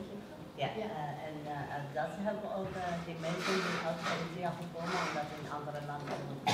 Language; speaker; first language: Dutch; non-native, learner; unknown